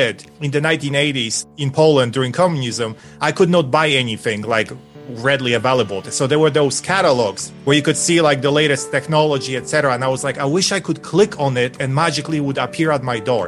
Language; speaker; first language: English; non-native, fluent; Polish